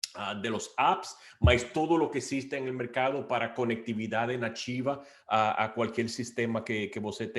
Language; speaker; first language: Spanish; non-native, learner; Portuguese